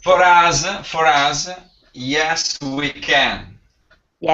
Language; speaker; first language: English; non-native, learner; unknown